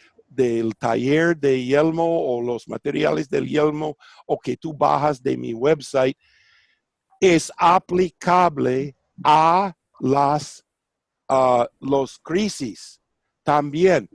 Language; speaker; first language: Spanish; non-native, fluent; English